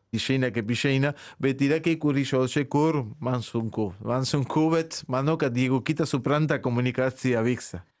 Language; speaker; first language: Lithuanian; non-native, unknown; Spanish